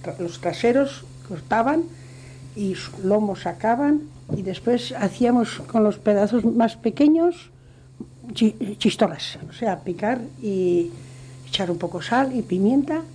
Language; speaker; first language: Spanish; non-native, local second language; Basque